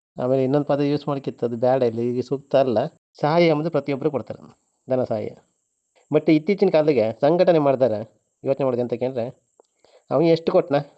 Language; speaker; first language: Kannada; native; Kannada